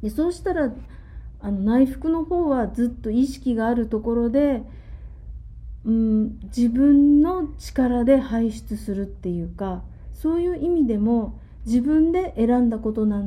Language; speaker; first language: Japanese; native; Japanese